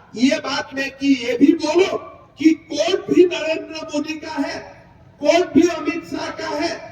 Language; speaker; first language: Hindi; non-native, local second language; Assamese